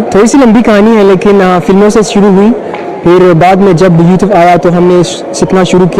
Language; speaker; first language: Hindi; non-native, fluent; Hausa